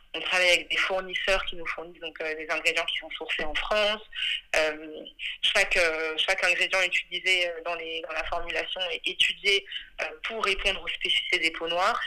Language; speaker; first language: French; early bilingual, other home language; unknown